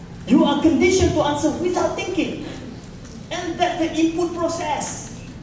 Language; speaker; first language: English; non-native, local second language; Malay